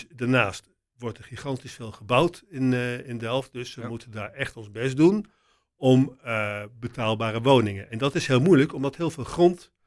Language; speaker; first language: Dutch; native; Dutch